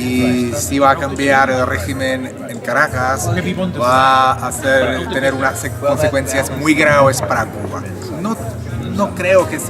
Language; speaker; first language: Spanish; non-native, fluent; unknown